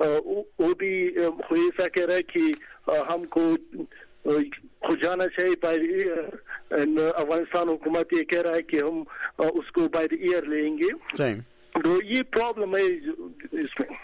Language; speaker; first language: Hindi; non-native, fluent; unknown